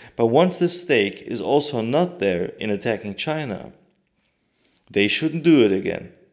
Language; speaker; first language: English; non-native, fluent; Turkish